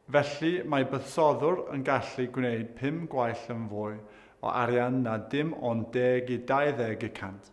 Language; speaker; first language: Welsh; non-native, local second language; English